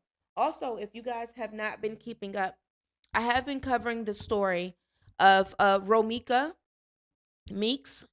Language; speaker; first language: English; native; English